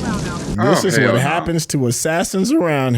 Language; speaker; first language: English; native; English